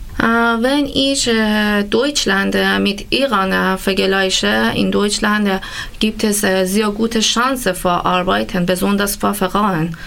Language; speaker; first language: German; non-native, learner; Persian